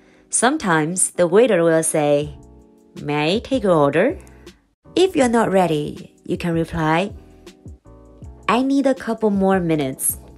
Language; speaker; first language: English; non-native, fluent; Chinese